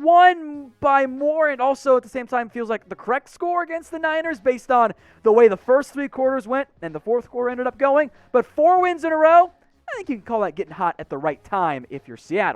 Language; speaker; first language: English; native; English